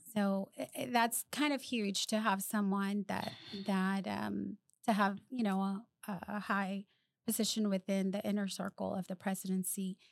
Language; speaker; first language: English; early bilingual, other home language; Spanish